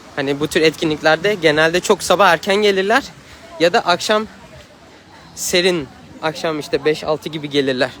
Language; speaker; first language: Turkish; native; Turkish